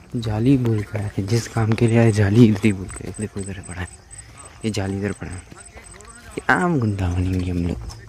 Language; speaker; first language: Hindi; non-native, local second language; Marwari